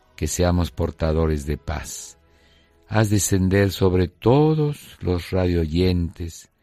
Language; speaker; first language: Spanish; native; Spanish